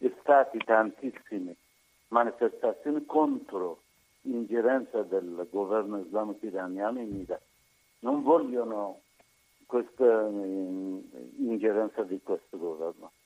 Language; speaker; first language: Italian; non-native, learner; Persian